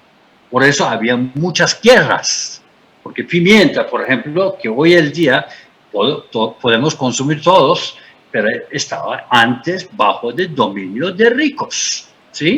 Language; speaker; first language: Spanish; non-native, fluent; Turkish